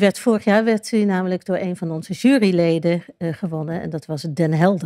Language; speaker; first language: Dutch; native; Dutch